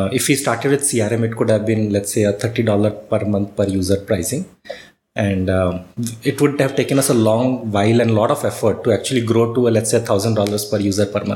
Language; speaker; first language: English; non-native, local second language; Marwari